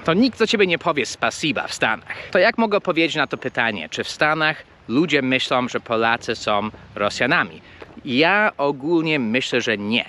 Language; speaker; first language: Polish; early bilingual, heritage; Polish